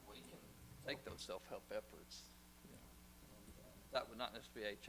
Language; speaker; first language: English; native; English